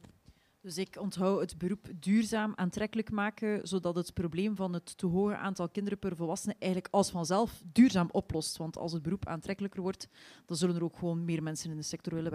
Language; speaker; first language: Dutch; native; Dutch